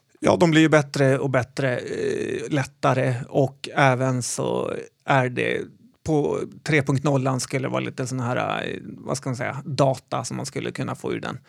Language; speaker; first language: Swedish; native; Swedish